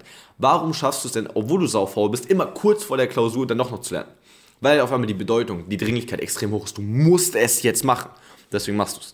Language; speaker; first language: German; native; German